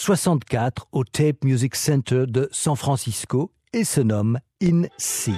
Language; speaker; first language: French; native; French